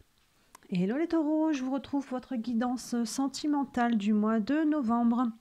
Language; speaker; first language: French; native; French